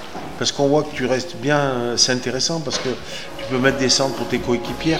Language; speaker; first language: French; native; French